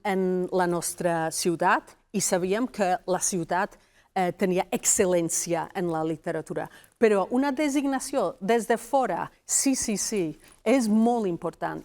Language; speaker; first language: Catalan; non-native, fluent; Welsh